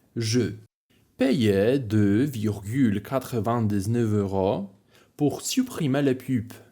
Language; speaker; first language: French; non-native, fluent; Polish